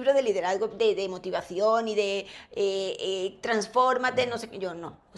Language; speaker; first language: Spanish; native; Spanish